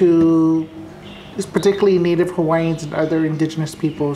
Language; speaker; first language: English; early bilingual, other home language; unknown